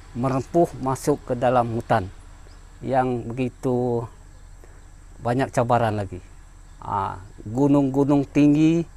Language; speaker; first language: Malay; non-native, local second language; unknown